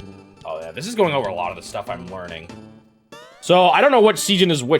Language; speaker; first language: English; native; English